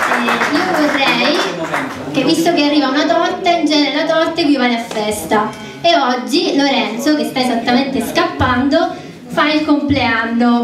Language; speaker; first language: Italian; native; Italian